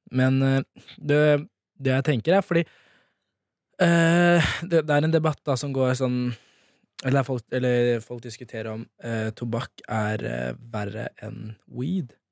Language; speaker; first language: Norwegian; early bilingual, other home language; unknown